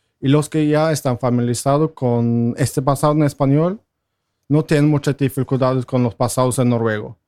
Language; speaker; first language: Spanish; non-native, fluent; Norwegian